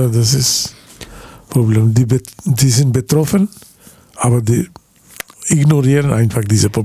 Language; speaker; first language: German; non-native, learner; Bangla